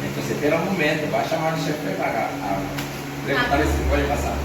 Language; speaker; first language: Portuguese; non-native, learner; Haitian Creole